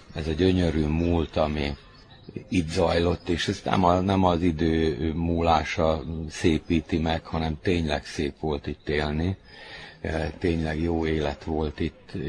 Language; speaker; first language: Hungarian; native; Hungarian